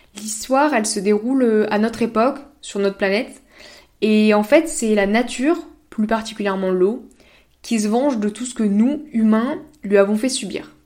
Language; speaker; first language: French; native; French